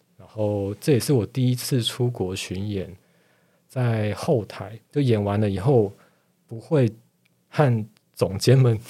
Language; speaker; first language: Chinese; native; Chinese